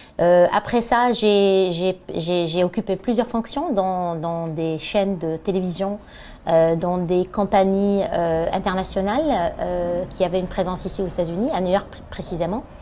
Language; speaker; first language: French; non-native, local second language; Arabic